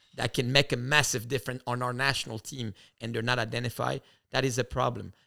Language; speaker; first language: English; early bilingual, other home language; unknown